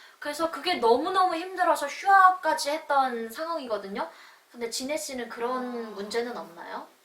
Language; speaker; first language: Korean; native; Korean